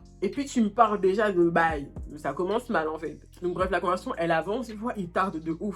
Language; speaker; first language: French; native; French